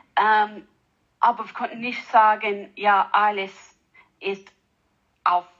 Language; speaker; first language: German; non-native, fluent; English